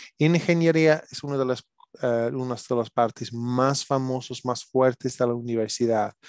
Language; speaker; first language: Spanish; non-native, learner; English